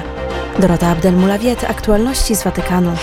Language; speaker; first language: Polish; native; Polish